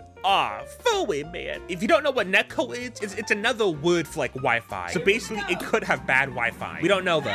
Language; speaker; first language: English; native; English